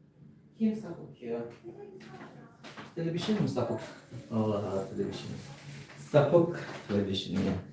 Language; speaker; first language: Turkish; non-native, learner; Filipino